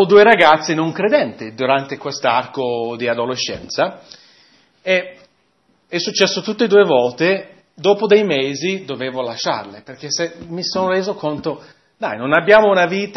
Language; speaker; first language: Italian; non-native, fluent; English